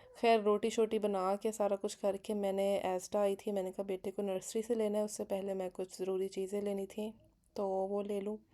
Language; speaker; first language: Urdu; native; Urdu